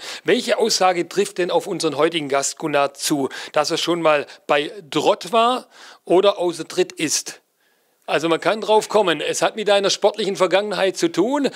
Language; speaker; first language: German; native; German